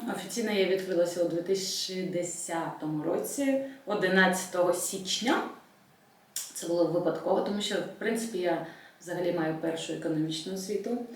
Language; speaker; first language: Ukrainian; non-native, local second language; Russian